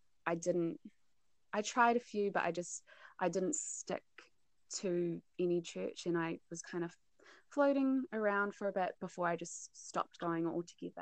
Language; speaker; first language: English; native; English